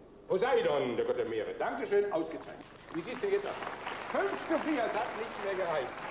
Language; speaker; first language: German; native; German